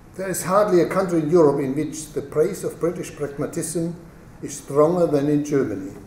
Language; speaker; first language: English; non-native, fluent; German